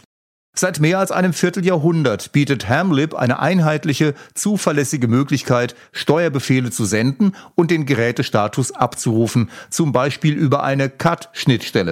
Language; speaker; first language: German; native; German